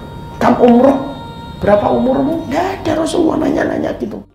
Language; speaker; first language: Indonesian; native; Indonesian